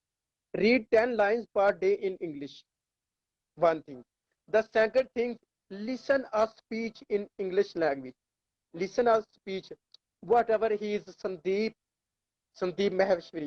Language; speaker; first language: English; non-native, learner; Urdu